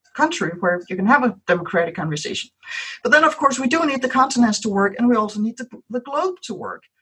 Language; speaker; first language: English; non-native, fluent; Danish